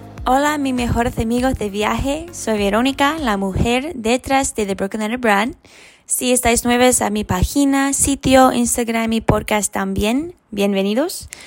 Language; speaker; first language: Spanish; non-native, learner; English